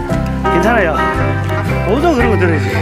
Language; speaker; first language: Korean; native; Korean